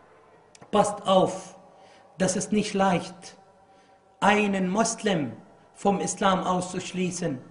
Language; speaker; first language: German; non-native, fluent; Arabic